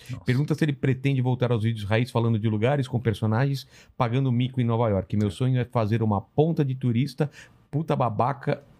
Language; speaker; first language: Portuguese; native; Portuguese